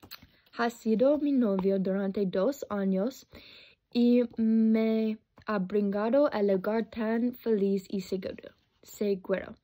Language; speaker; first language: Spanish; non-native, learner; English